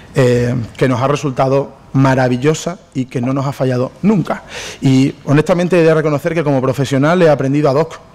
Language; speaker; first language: Spanish; native; Spanish